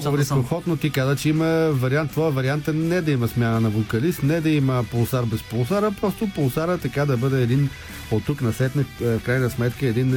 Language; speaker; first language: Bulgarian; native; Bulgarian